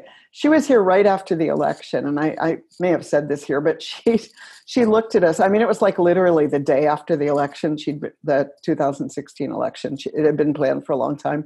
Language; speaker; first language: English; native; English